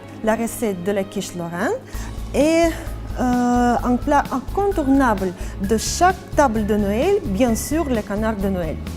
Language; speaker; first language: French; non-native, fluent; Russian